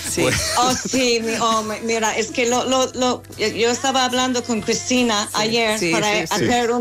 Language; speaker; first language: Spanish; non-native, fluent; English